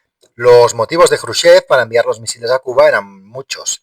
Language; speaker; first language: Spanish; native; Spanish